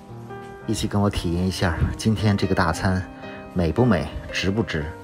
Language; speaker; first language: Chinese; native; Chinese